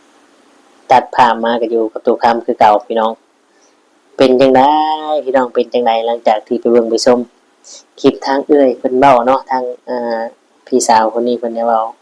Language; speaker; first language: Thai; non-native, local second language; Northeastern Thai